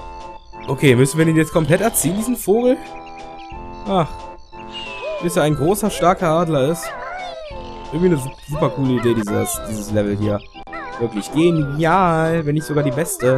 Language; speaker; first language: German; native; German